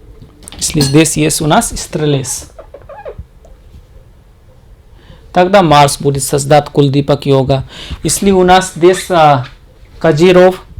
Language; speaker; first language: Russian; non-native, learner; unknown